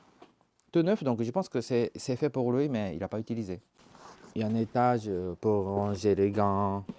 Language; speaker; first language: French; non-native, learner; Japanese